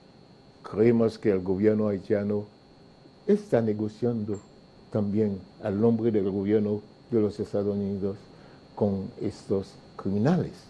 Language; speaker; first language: Spanish; non-native, fluent; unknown